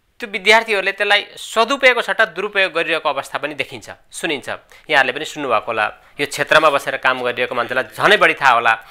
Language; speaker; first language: Nepali; native; Nepali